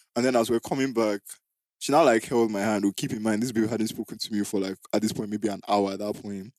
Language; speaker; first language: English; non-native, local second language; Igbo